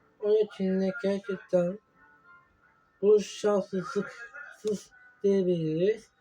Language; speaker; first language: Turkish; non-native, learner; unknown